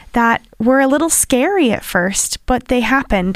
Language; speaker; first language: English; native; English